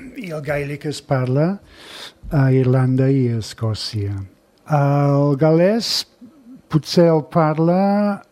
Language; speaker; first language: Catalan; non-native, fluent; English